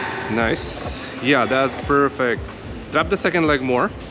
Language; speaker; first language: English; non-native, fluent; Ukrainian